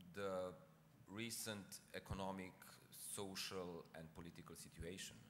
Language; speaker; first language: English; non-native, fluent; Slovenian